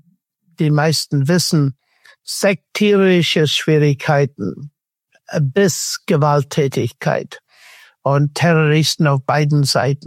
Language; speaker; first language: German; non-native, fluent; English